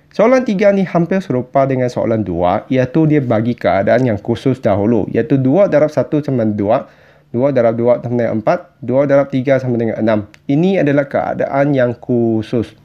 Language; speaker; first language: Malay; non-native, local second language; Chinese